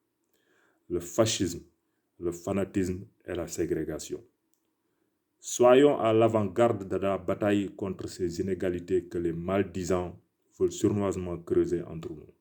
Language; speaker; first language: French; non-native, local second language; Wolof